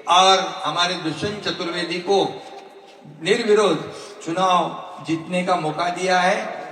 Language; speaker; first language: Hindi; non-native, local second language; Marathi